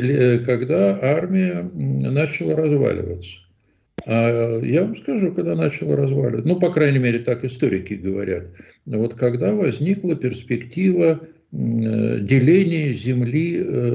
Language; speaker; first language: Russian; native; Russian